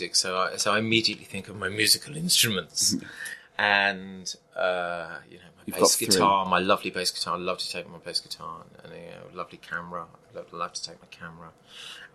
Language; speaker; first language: English; native; English